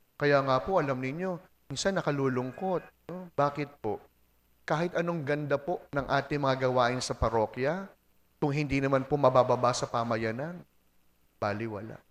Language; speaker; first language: Filipino; native; Filipino